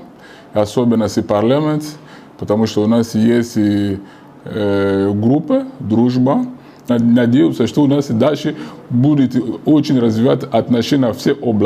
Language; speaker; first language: Russian; non-native, fluent; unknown